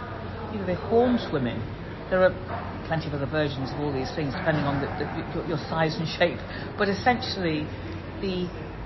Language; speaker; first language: English; native; English